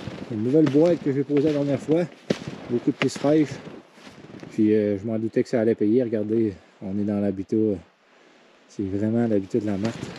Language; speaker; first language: French; native; French